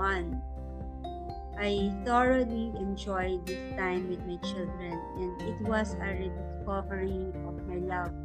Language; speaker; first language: English; non-native, local second language; Iloko